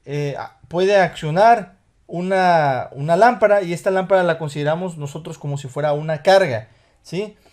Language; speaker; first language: Spanish; native; Spanish